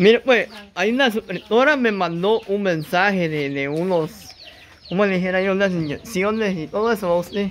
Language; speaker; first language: Spanish; native; Spanish